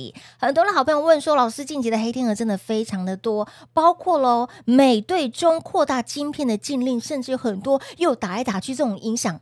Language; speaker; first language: Chinese; native; Chinese